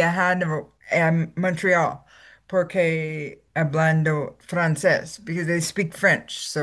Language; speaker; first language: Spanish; non-native, learner; English